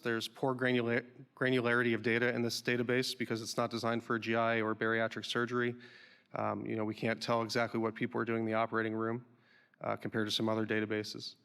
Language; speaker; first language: English; native; English